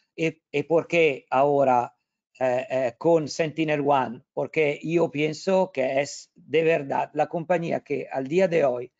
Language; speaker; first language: Spanish; non-native, learner; Italian